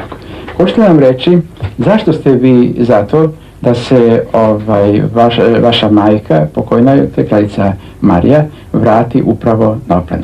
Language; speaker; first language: Bosnian; native; Bosnian